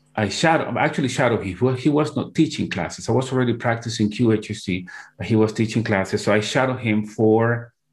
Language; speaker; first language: English; non-native, fluent; Spanish